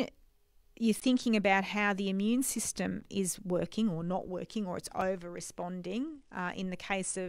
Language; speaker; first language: English; native; English